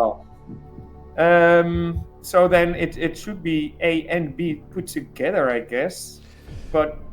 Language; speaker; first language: English; non-native, fluent; Dutch